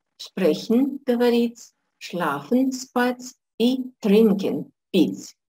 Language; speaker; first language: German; non-native, fluent; Russian